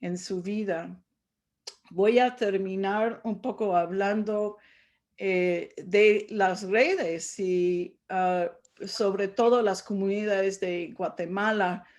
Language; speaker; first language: Spanish; non-native, fluent; English